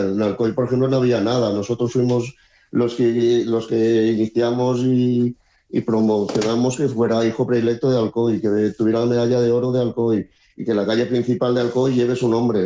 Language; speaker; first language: Spanish; native; Spanish